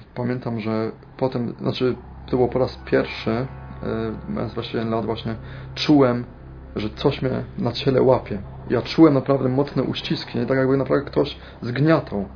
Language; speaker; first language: Polish; native; Polish